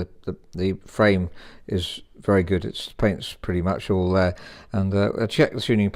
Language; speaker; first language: English; native; English